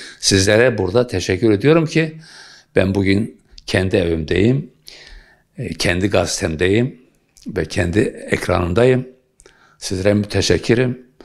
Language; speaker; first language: Turkish; native; Turkish